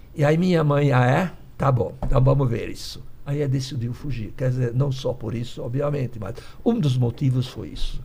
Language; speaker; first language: Portuguese; early bilingual, other home language; Hungarian